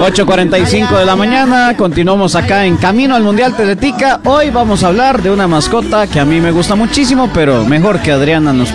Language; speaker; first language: Spanish; native; Spanish